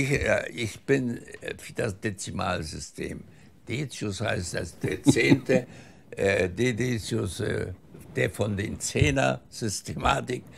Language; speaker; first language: German; early bilingual, heritage; German